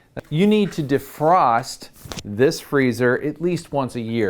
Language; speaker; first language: English; native; English